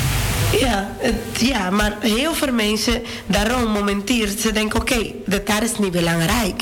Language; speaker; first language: Dutch; non-native, fluent; Spanish